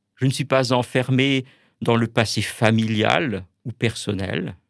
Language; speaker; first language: French; native; French